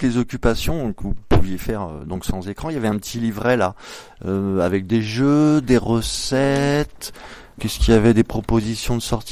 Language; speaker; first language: French; native; French